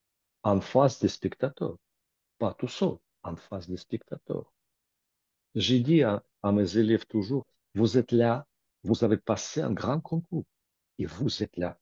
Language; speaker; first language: French; non-native, fluent; Russian